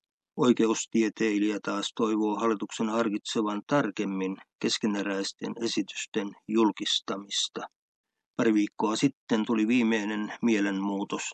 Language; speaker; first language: Finnish; native; Finnish